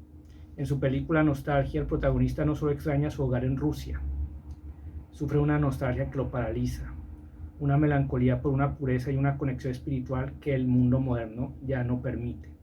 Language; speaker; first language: Spanish; native; Spanish